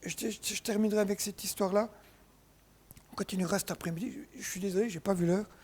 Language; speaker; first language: French; native; French